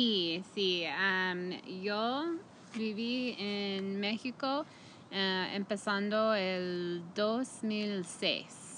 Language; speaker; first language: Spanish; non-native, fluent; English